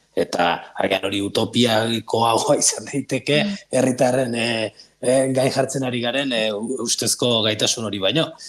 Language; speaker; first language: Basque; native; Basque